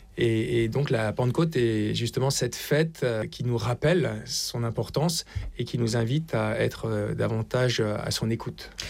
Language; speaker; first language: French; native; French